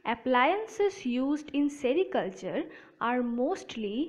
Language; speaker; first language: English; non-native, local second language; Bangla